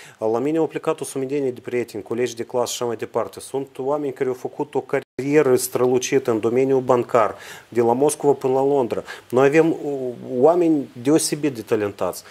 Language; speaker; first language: Romanian; native; Romanian